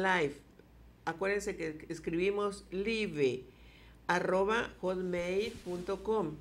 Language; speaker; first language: Spanish; native; Spanish